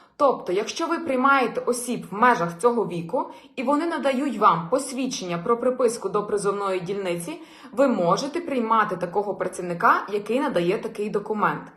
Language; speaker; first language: Ukrainian; native; Ukrainian